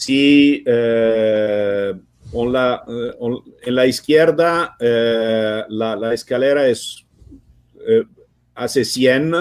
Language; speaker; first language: Spanish; non-native, fluent; Italian